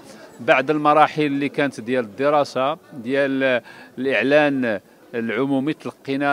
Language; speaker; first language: Arabic; native; Arabic